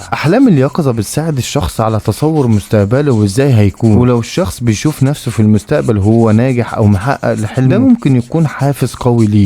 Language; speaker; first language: Arabic; native; Arabic